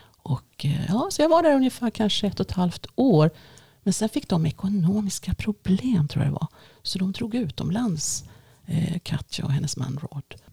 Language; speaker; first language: Swedish; early bilingual, other home language; Finnish